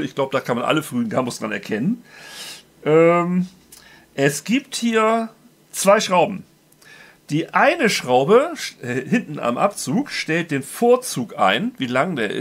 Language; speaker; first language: German; native; German